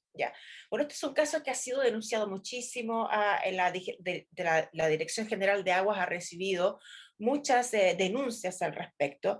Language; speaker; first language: Spanish; native; Spanish